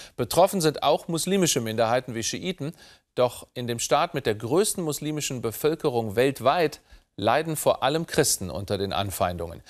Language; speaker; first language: German; native; German